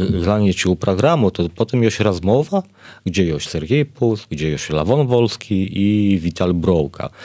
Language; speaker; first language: Polish; non-native, learner; Belarusian